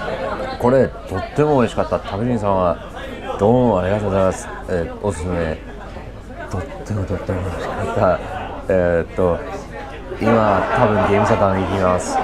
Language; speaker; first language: Japanese; non-native, learner; English